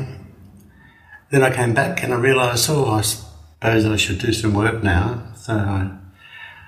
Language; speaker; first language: English; native; English